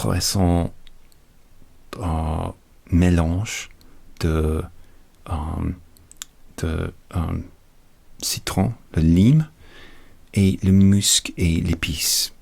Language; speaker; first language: French; non-native, learner; English